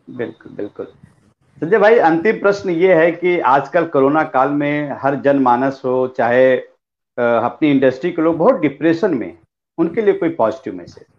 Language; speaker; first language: Hindi; non-native, local second language; Bhojpuri